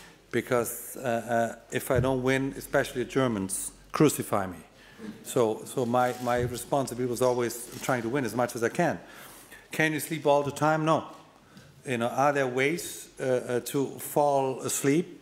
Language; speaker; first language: English; non-native, fluent; German